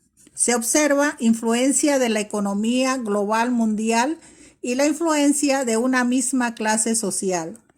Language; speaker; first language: Spanish; native; Spanish